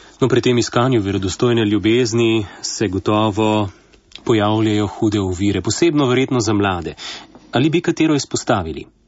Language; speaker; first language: Slovenian; native; Slovenian